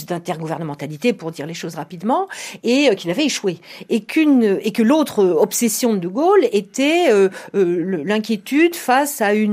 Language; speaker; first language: French; native; French